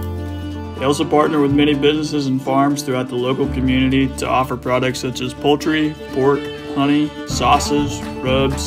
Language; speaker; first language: English; native; English